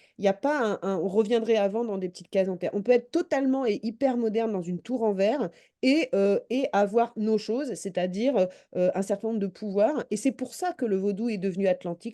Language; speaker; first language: French; native; French